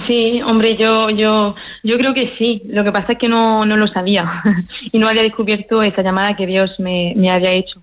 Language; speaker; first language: Spanish; early bilingual, heritage; French